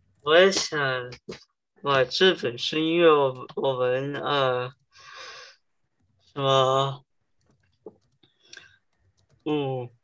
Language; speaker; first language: Chinese; early bilingual, heritage; Chinese